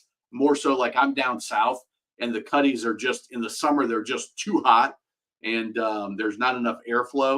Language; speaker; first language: English; native; English